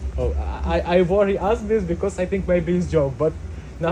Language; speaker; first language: English; non-native, learner; Ukrainian